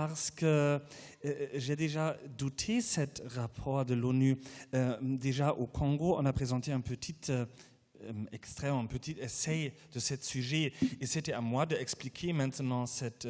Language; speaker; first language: French; non-native, learner; German